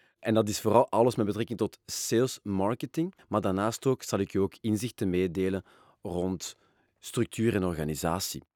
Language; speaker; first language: Dutch; non-native, local second language; French